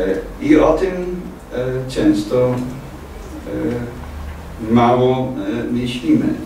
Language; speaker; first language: Polish; non-native, fluent; English